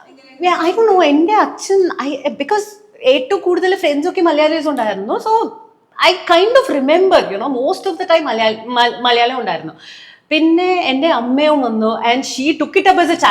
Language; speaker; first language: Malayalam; non-native, local second language; Telugu